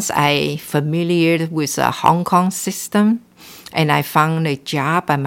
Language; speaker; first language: English; non-native, local second language; Cantonese